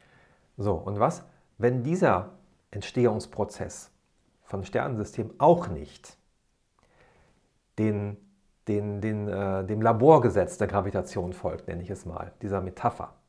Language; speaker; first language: German; native; German